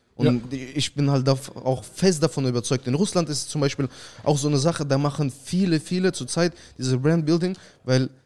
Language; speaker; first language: German; early bilingual, other home language; Russian